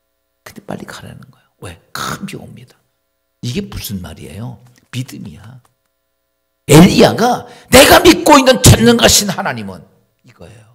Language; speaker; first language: Korean; native; Korean